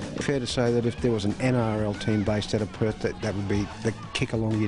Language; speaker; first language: English; native; English